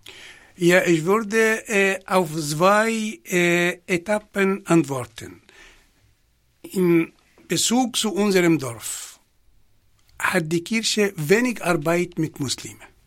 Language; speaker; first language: German; non-native, fluent; Arabic